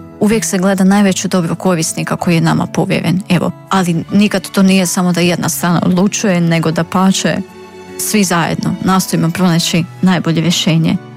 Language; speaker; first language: Croatian; native; Croatian